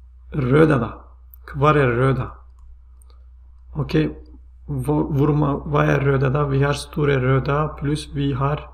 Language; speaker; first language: Swedish; non-native, fluent; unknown